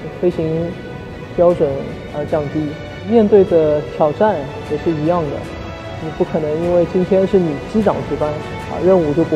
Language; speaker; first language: Chinese; native; Chinese